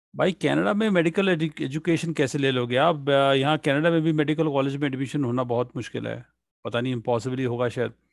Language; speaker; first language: Hindi; non-native, local second language; Punjabi